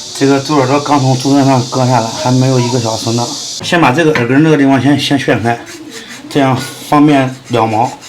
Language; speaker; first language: Chinese; native; Chinese